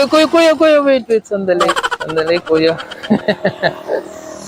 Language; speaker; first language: Filipino; non-native, learner; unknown